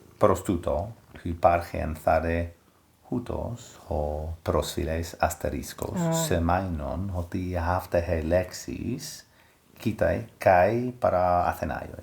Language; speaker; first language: Greek; non-native, fluent; English